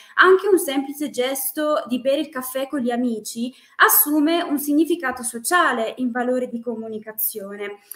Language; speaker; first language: Italian; native; Italian